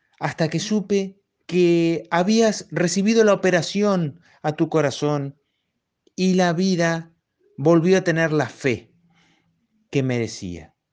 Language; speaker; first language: Spanish; native; Spanish